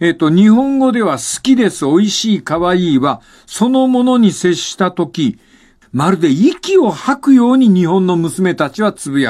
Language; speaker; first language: Japanese; native; Japanese